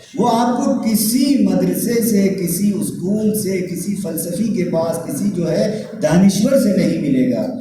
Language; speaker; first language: Urdu; native; Urdu